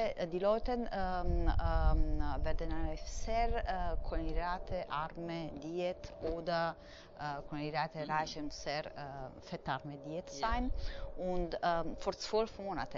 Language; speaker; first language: German; non-native, fluent; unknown